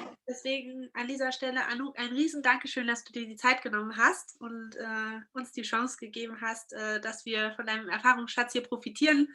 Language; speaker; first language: German; native; German